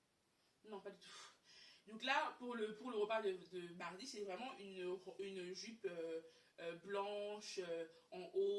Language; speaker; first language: French; native; French